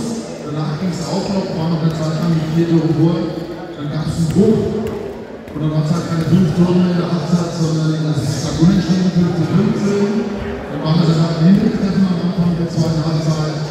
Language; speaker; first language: German; native; German